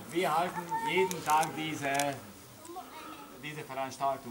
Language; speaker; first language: German; non-native, learner; Hungarian